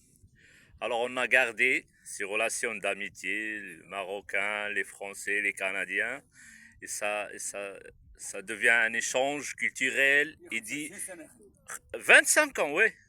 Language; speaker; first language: French; non-native, local second language; Arabic